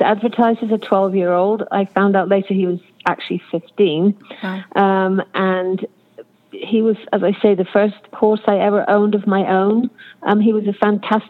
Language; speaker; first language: English; native; English